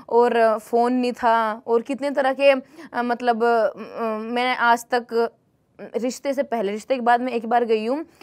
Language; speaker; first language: Hindi; native; Hindi